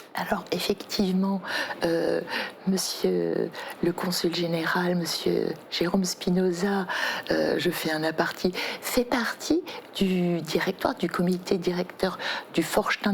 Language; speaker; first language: French; native; French